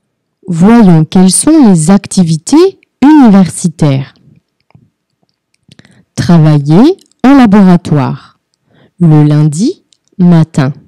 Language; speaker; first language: French; non-native, fluent; Portuguese